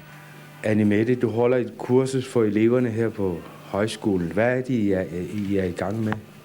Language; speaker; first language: Danish; non-native, local second language; Kalaallisut